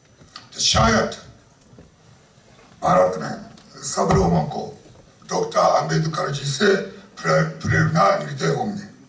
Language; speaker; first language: Hindi; non-native, fluent; Japanese